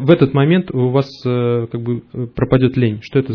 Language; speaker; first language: Russian; native; Russian